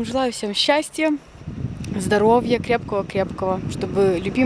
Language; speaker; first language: Russian; native; Russian